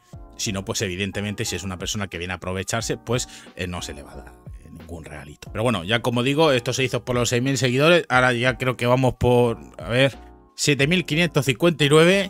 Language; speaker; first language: Spanish; native; Spanish